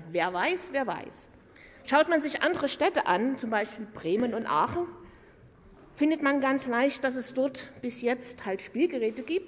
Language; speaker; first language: German; native; German